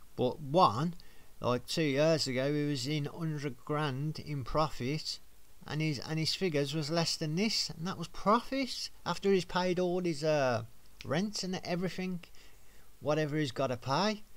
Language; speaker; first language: English; native; English